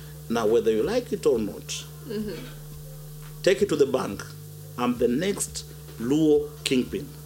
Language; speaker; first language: English; non-native, local second language; Luo (Kenya and Tanzania)